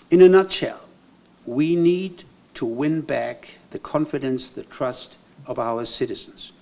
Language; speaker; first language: English; non-native, fluent; German